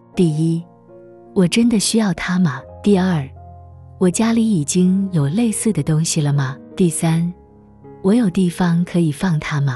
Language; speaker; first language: Chinese; native; Chinese